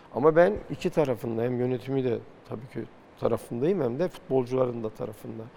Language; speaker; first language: Turkish; native; Turkish